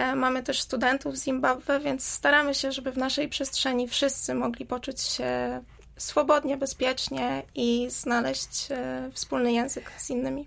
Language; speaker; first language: Polish; native; Polish